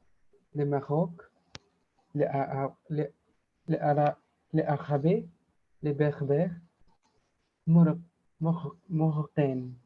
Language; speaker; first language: French; non-native, learner; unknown